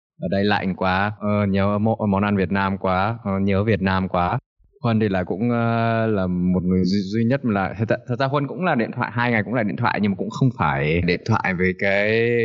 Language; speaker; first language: Vietnamese; early bilingual, heritage; Vietnamese